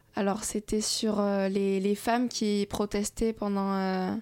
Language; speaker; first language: French; non-native, fluent; Russian